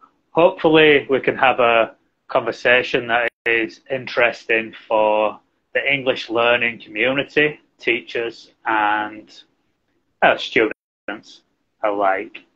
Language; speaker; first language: English; native; English